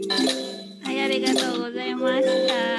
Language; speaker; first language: Japanese; non-native, fluent; Indonesian